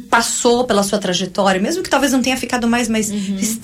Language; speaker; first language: Portuguese; native; Portuguese